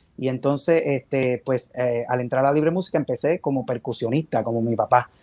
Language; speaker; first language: Spanish; native; Spanish